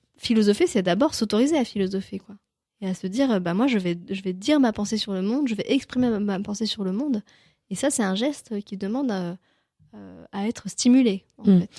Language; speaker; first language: French; native; French